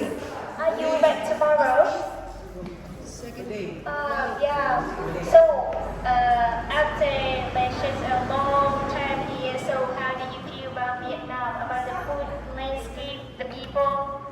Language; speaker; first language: English; non-native, learner; Vietnamese